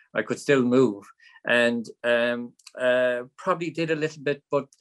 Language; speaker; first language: English; native; English